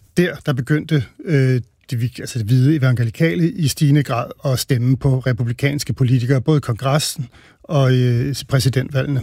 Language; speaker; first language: Danish; native; Danish